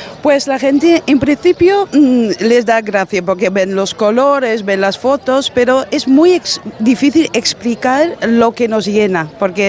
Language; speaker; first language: Spanish; non-native, fluent; Dutch